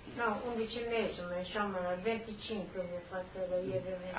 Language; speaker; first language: Italian; non-native, local second language; Friulian